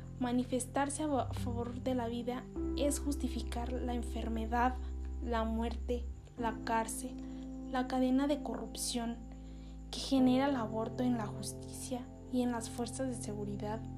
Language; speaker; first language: Spanish; native; Spanish